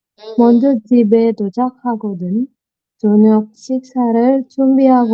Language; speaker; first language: Korean; non-native, learner; Indonesian